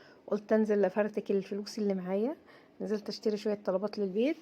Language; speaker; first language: Arabic; native; Arabic